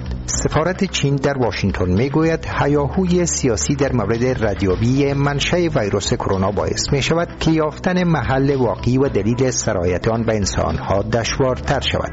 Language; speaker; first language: Persian; native; Persian